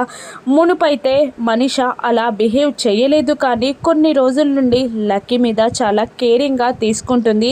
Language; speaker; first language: Telugu; native; Telugu